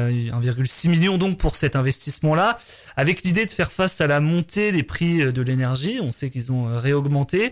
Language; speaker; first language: French; native; French